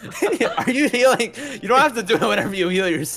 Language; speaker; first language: English; native; English